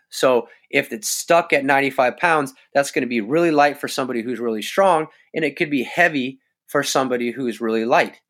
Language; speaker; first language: English; native; English